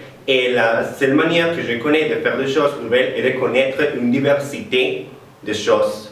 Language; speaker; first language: French; non-native, learner; Spanish